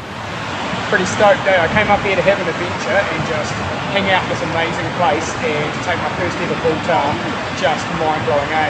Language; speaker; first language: English; native; English